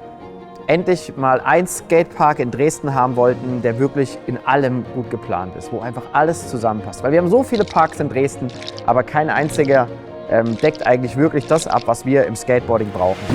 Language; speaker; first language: German; native; German